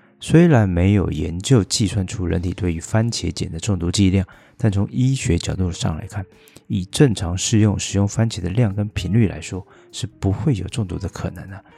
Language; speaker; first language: Chinese; native; Chinese